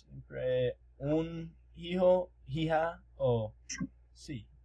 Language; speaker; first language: Spanish; non-native, learner; English